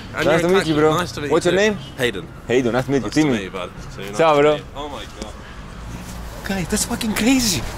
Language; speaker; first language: English; non-native, fluent; Greek